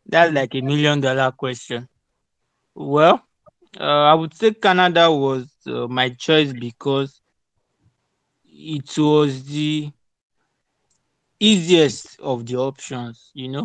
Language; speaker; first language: English; non-native, local second language; Yoruba